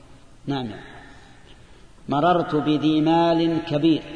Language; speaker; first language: Arabic; native; Arabic